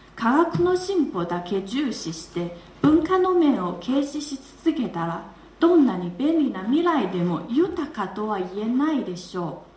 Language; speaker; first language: Japanese; non-native, fluent; Chinese